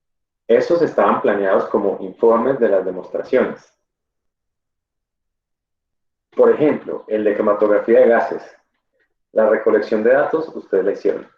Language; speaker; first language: Spanish; native; Spanish